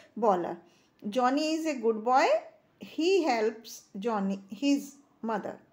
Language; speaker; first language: Hindi; native; Hindi